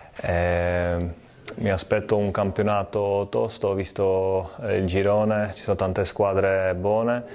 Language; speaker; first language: Italian; non-native, fluent; Czech